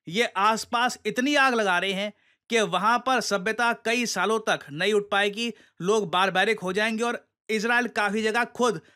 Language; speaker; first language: Hindi; native; Hindi